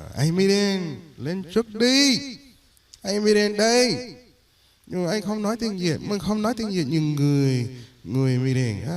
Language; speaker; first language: Vietnamese; non-native, fluent; English